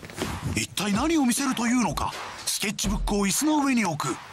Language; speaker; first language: Japanese; native; Japanese